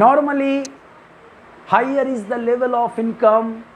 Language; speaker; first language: English; non-native, local second language; Hindi